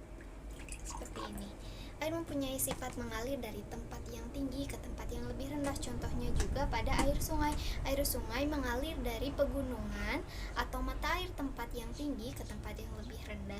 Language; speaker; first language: Indonesian; native; Indonesian